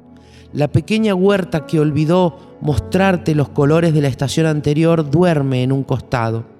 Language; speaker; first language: Spanish; native; Spanish